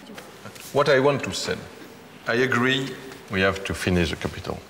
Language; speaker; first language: English; non-native, learner; French